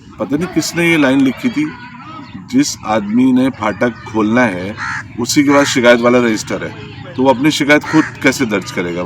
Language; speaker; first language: Urdu; native; Urdu